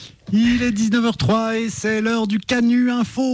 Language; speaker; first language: French; native; French